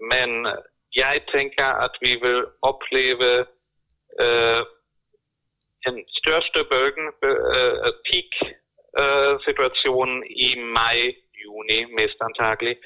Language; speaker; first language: Norwegian; non-native, fluent; German